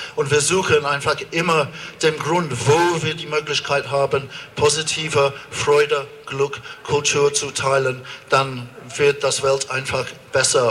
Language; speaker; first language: German; non-native, fluent; English